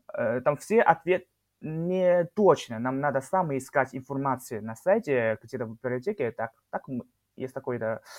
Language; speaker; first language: Russian; non-native, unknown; Chinese